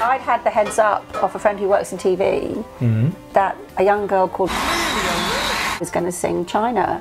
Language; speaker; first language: English; native; English